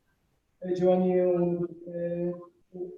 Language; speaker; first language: French; non-native, fluent; Japanese